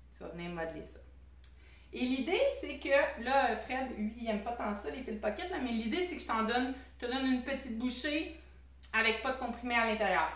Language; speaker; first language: French; native; French